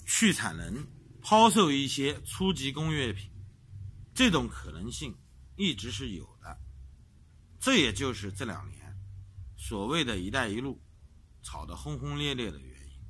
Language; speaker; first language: Chinese; native; Chinese